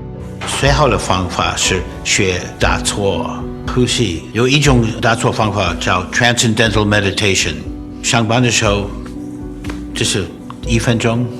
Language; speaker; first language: Chinese; non-native, fluent; English